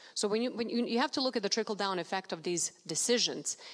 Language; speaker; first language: English; non-native, fluent; Serbian